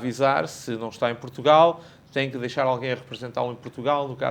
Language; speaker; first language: Portuguese; native; Portuguese